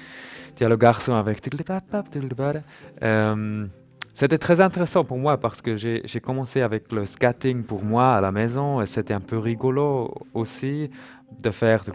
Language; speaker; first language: French; non-native, learner; German